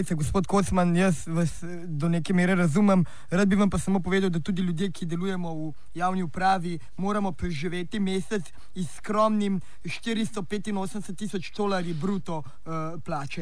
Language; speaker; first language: Slovenian; native; Slovenian